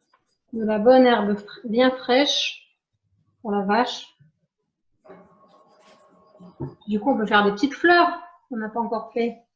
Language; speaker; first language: French; native; French